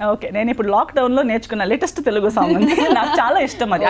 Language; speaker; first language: Telugu; non-native, learner; Konkani